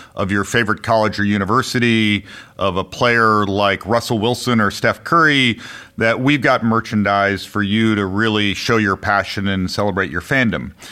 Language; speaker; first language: English; native; English